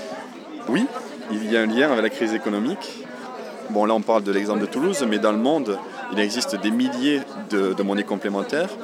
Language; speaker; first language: French; native; French